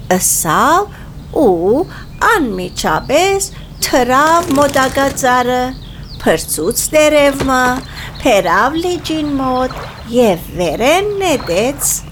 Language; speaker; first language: Armenian; early bilingual, heritage; Armenian